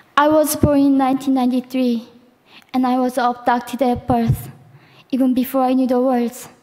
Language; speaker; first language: English; non-native, fluent; Korean